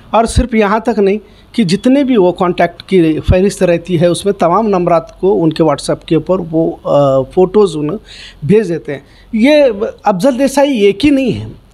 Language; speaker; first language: Hindi; non-native, local second language; Urdu